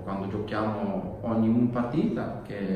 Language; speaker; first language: Italian; non-native, learner; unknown